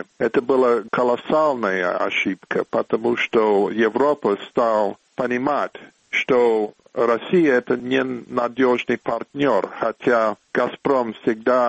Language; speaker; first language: Russian; non-native, fluent; English